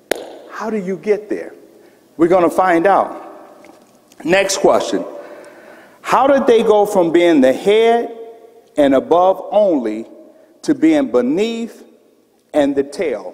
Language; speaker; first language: English; native; English